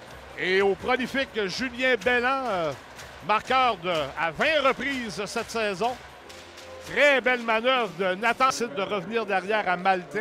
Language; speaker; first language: French; native; French